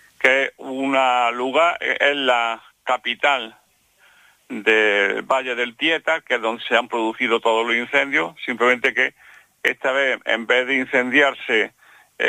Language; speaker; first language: Spanish; native; Spanish